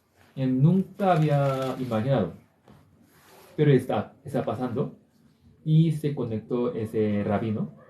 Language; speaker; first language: Spanish; non-native, learner; Korean